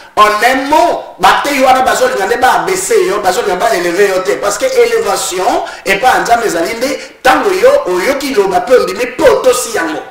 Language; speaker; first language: Lingala; native; Lingala